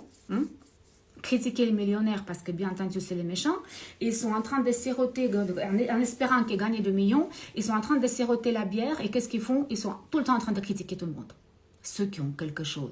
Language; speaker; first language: French; non-native, fluent; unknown